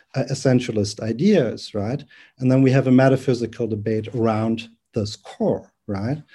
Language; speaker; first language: English; non-native, fluent; German